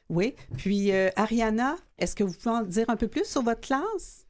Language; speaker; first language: French; native; French